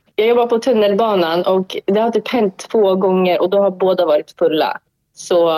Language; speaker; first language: Swedish; early bilingual, other home language; Tigrinya